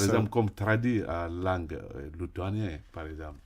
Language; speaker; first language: French; non-native, local second language; Bambara